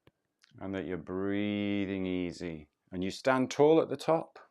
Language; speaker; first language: English; native; English